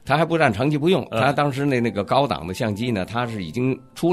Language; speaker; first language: Chinese; native; Chinese